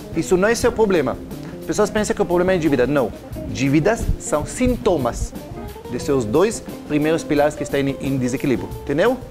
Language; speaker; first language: Portuguese; non-native, fluent; Hebrew